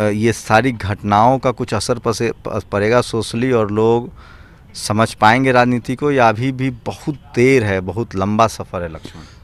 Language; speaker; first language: Hindi; native; Hindi